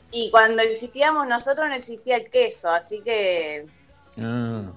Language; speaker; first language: Spanish; native; Spanish